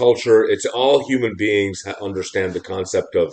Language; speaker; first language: English; native; English